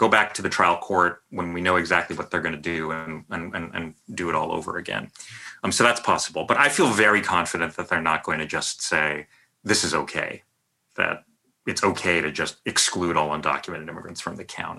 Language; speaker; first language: English; native; English